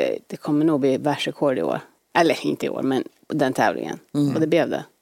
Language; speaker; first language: Swedish; native; Swedish